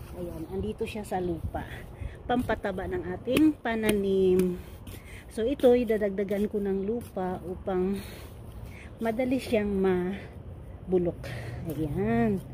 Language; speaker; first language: Filipino; non-native, local second language; Cebuano